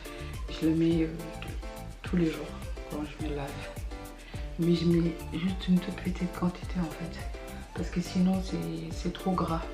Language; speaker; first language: French; early bilingual, other home language; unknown